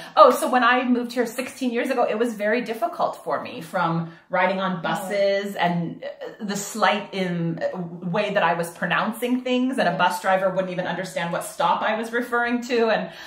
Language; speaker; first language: English; native; English